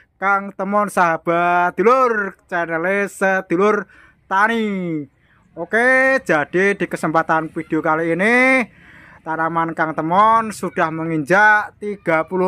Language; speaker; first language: Indonesian; non-native, local second language; Javanese